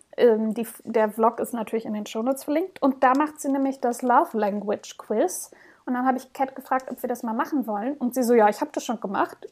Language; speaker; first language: German; early bilingual, heritage; German